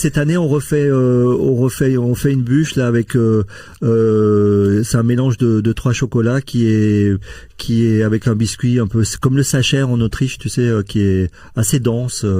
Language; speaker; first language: French; native; French